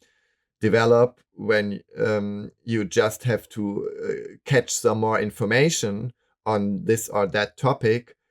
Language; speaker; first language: English; non-native, fluent; German